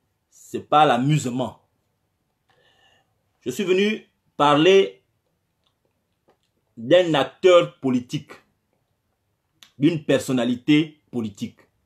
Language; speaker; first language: French; non-native, local second language; Fang